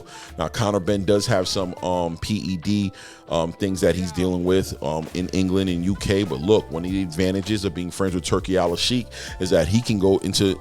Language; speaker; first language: English; native; English